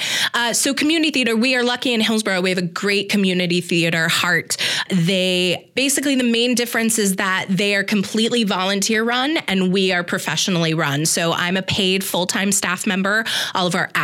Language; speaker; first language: English; native; English